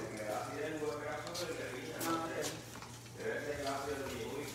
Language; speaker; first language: Spanish; native; Spanish